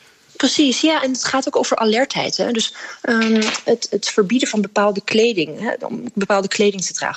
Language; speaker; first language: Dutch; native; Dutch